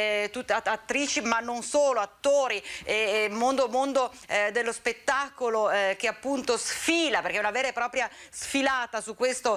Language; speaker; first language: Italian; native; Italian